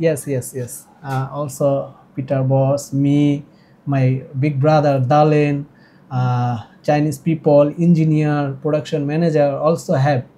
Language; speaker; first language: English; non-native, learner; Bangla